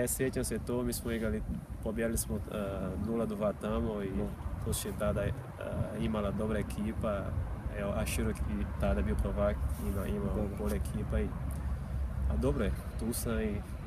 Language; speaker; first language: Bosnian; non-native, fluent; Portuguese